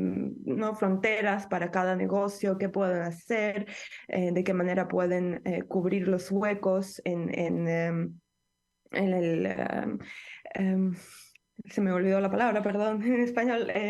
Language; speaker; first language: Spanish; non-native, fluent; Ukrainian